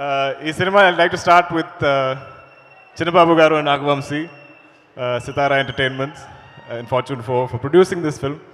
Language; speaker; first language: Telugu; non-native, learner; Malayalam